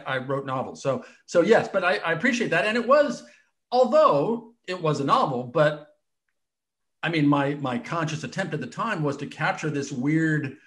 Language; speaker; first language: English; native; English